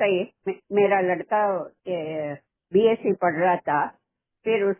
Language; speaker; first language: Hindi; non-native, local second language; Tamil